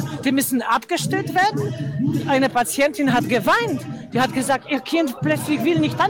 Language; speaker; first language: German; non-native, fluent; Polish